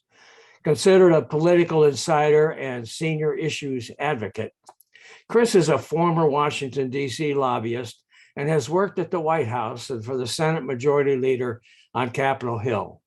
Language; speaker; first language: English; native; English